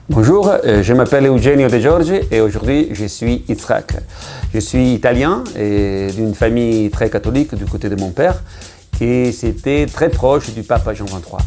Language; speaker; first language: French; non-native, learner; Italian